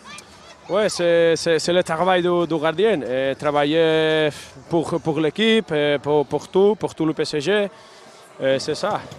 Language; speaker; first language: French; non-native, learner; Spanish